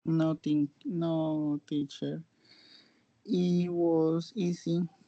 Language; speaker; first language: English; non-native, learner; Spanish